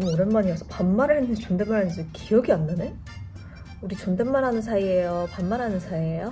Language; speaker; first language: Korean; early bilingual, other home language; English